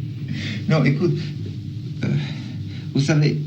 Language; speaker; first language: French; non-native, fluent; German